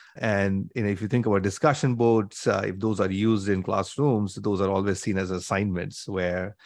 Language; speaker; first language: English; non-native, local second language; Bangla